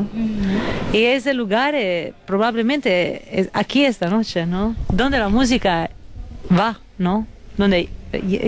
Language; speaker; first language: Spanish; non-native, fluent; Italian